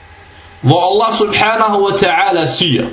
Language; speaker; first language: Danish; early bilingual, other home language; Arabic